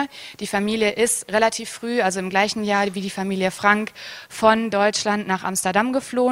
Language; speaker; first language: German; native; German